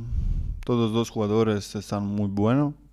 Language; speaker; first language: Spanish; non-native, learner; Croatian